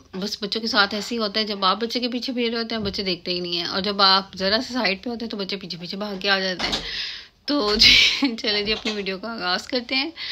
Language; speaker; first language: Urdu; native; Urdu